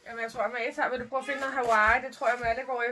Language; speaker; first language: Danish; native; Danish